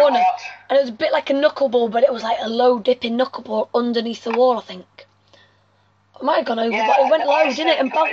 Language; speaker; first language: English; native; English